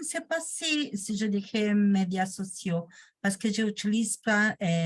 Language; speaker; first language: French; non-native, learner; Portuguese